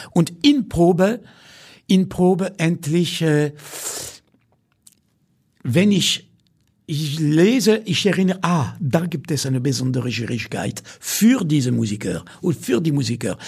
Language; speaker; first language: German; non-native, fluent; French